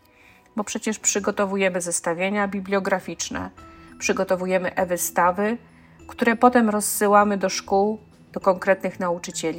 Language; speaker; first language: Polish; native; Polish